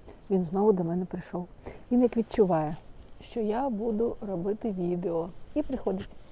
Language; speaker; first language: Ukrainian; non-native, fluent; Russian